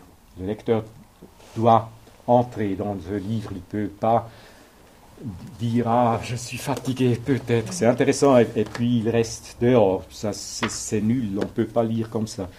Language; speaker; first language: French; non-native, local second language; German